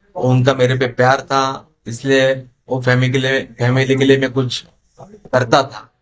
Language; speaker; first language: Hindi; non-native, local second language; Marathi